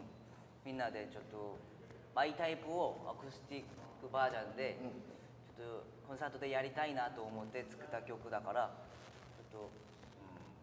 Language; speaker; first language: Japanese; non-native, learner; Korean